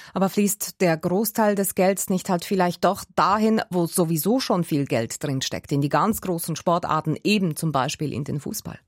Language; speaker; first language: German; native; German